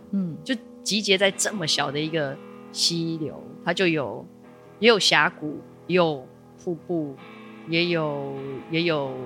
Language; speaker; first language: Chinese; native; Chinese